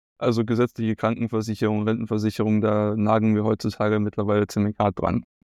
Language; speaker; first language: German; native; German